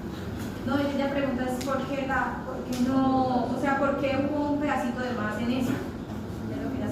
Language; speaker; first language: Spanish; native; Spanish